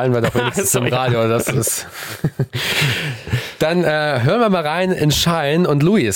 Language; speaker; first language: German; native; German